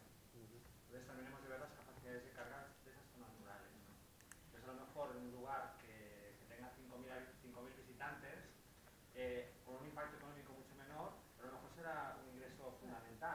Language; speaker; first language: Spanish; native; Spanish